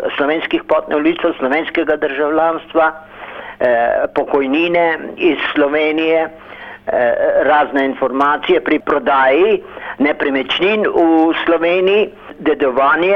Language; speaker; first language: Slovenian; early bilingual, heritage; Slovenian